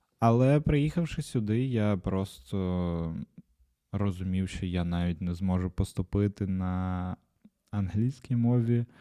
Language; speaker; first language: Ukrainian; non-native, local second language; Russian